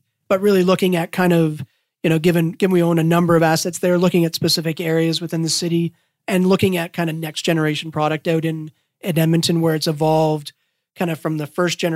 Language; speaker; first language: English; native; English